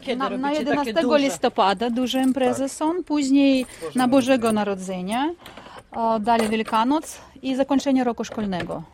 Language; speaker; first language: Polish; non-native, learner; Russian